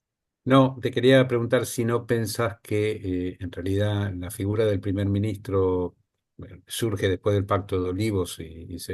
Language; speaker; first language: Spanish; native; Spanish